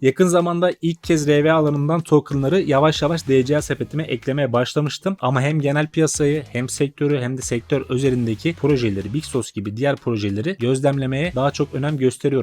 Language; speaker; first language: Turkish; native; Turkish